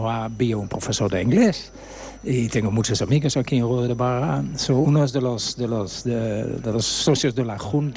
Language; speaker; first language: Spanish; non-native, learner; Dutch